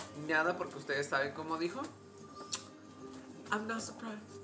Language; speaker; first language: Spanish; early bilingual, heritage; Spanish